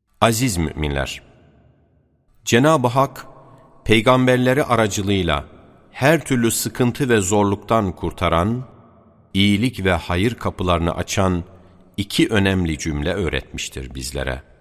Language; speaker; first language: Turkish; native; Turkish